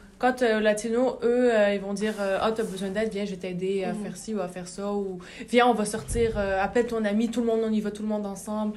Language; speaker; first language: French; native; French